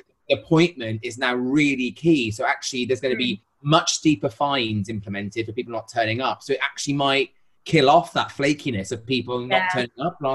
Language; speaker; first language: English; native; English